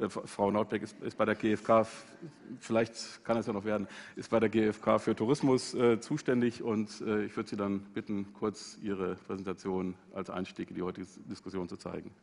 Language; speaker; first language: German; native; German